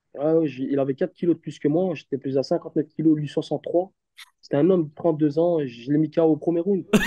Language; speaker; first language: French; early bilingual, other home language; Turkish